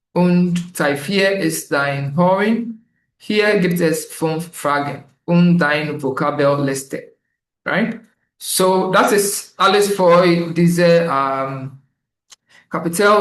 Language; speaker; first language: German; non-native, learner; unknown